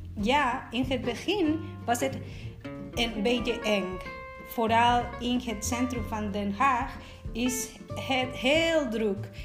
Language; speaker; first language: Dutch; non-native, fluent; Spanish